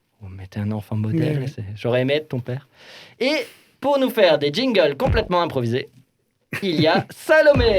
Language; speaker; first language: French; native; French